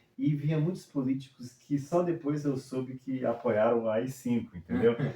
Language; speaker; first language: Portuguese; early bilingual, other home language; English